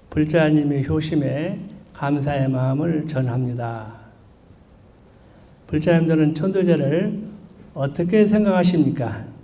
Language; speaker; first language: Korean; native; Korean